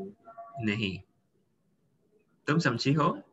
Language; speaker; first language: Hindi; non-native, fluent; Indonesian